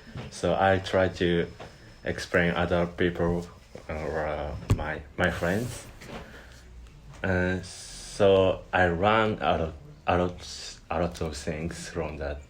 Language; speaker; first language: English; non-native, learner; Japanese